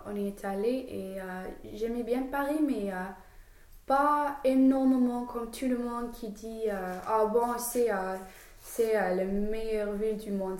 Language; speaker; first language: French; non-native, fluent; English